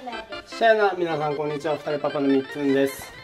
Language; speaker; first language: Japanese; native; Japanese